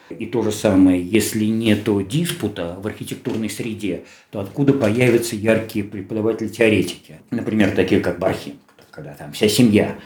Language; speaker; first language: Russian; native; Russian